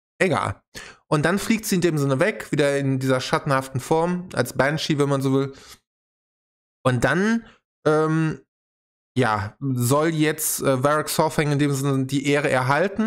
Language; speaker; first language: German; native; German